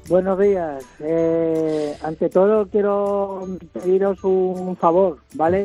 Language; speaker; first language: Spanish; native; Spanish